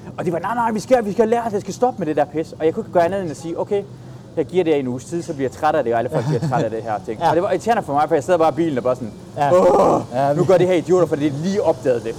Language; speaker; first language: Danish; early bilingual, other home language; Persian